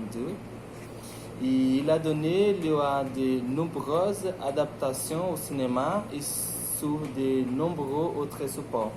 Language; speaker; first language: French; non-native, learner; Portuguese